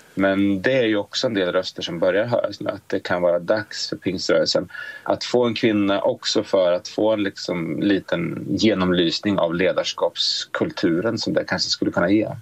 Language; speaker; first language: Swedish; native; Swedish